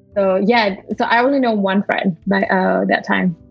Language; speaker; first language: English; non-native, fluent; Malay